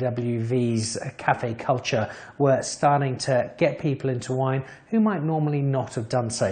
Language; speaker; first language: English; native; English